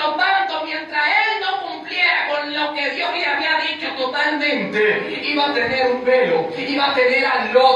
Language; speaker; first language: Spanish; native; Spanish